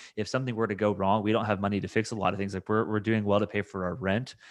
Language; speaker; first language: English; native; English